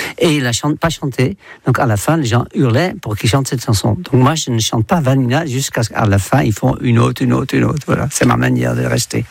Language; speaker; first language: French; non-native, fluent; Dutch